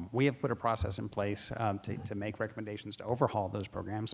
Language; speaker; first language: English; native; English